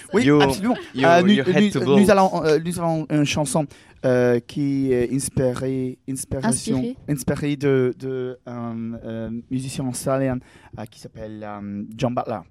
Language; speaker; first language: French; non-native, learner; English